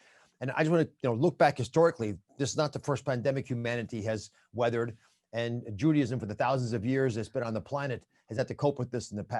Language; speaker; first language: English; native; English